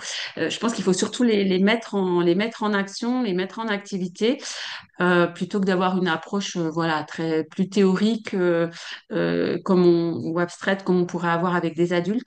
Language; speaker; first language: French; native; French